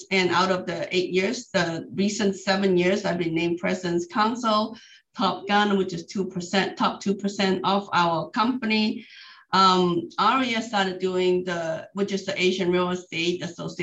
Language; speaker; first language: English; non-native, local second language; Cantonese